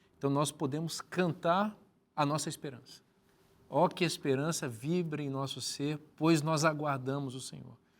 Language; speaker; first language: Portuguese; native; Portuguese